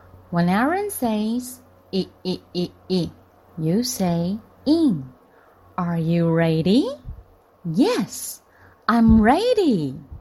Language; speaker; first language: English; non-native, fluent; Chinese